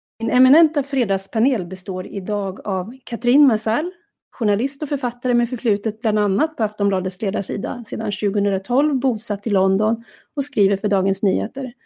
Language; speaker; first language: Swedish; native; Swedish